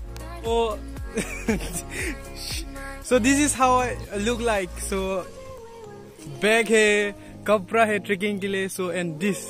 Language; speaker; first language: Hindi; non-native, local second language; Karbi